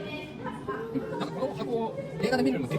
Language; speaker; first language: Japanese; native; Japanese